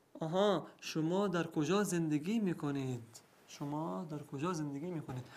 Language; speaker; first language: Persian; non-native, learner; Arabic